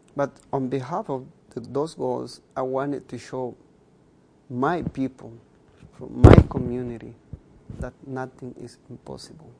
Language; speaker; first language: English; non-native, fluent; Kʼicheʼ